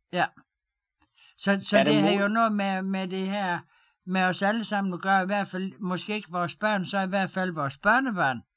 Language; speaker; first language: Danish; native; Danish